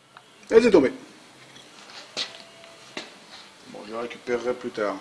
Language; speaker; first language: French; native; French